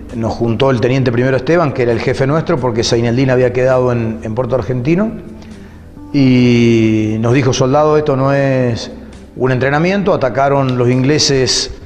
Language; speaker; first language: Spanish; native; Spanish